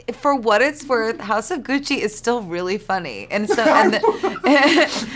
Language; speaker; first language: English; native; English